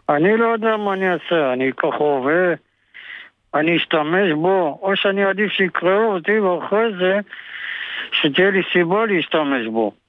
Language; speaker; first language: Hebrew; native; Hebrew